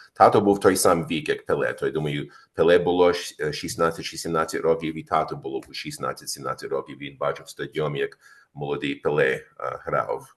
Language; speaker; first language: Ukrainian; early bilingual, heritage; Ukrainian